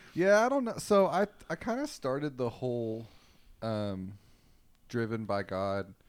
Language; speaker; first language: English; native; English